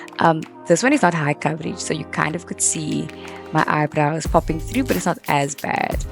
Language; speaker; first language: English; native; English